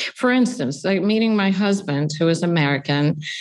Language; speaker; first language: English; non-native, fluent; Swedish